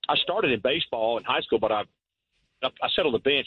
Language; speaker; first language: English; native; English